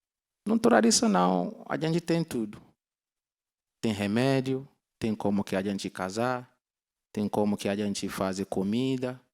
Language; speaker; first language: Portuguese; non-native, learner; Yoruba